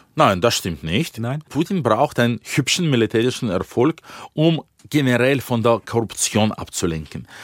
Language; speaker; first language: German; non-native, fluent; Russian